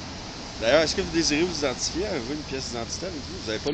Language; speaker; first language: French; native; French